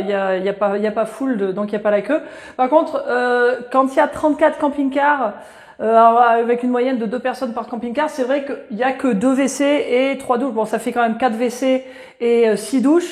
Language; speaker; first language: French; native; French